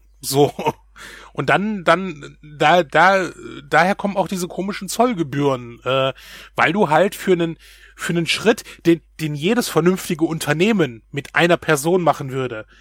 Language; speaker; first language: German; native; German